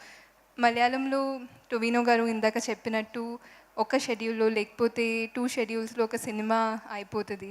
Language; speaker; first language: Telugu; non-native, local second language; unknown